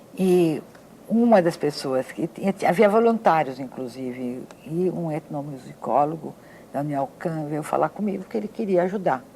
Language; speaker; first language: Portuguese; native; Portuguese